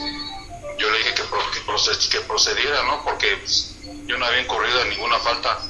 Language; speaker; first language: Spanish; native; Spanish